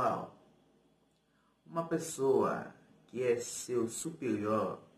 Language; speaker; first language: Portuguese; non-native, fluent; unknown